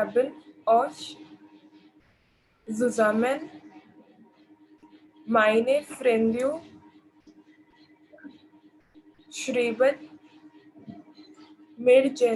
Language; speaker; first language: German; non-native, learner; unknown